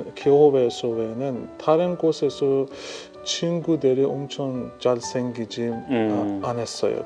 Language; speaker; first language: Korean; non-native, learner; Persian